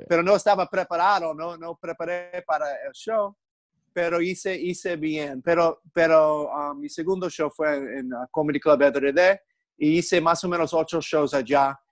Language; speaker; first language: Spanish; non-native, learner; English